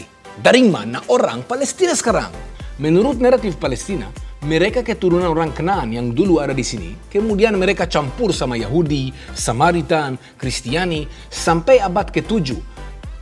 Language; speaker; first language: Indonesian; non-native, fluent; Hebrew